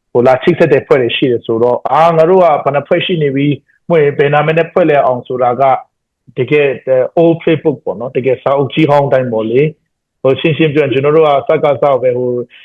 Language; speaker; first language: Burmese; non-native, local second language; Hakha Chin